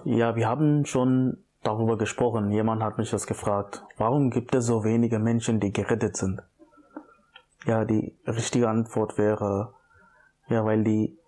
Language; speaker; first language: German; non-native, fluent; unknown